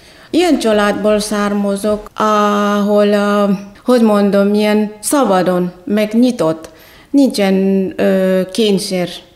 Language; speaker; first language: Hungarian; non-native, fluent; Batak Toba